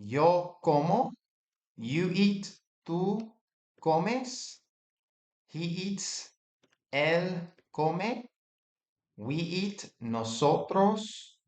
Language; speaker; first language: Spanish; non-native, fluent; English